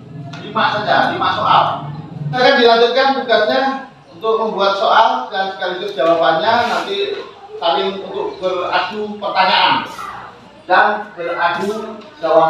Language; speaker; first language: Indonesian; native; Indonesian